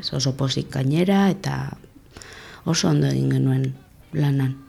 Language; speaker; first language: Basque; non-native, local second language; Spanish